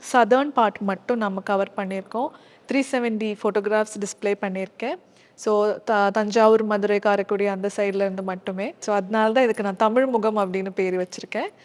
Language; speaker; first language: Tamil; non-native, local second language; Malayalam